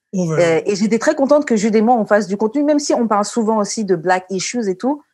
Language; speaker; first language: French; native; French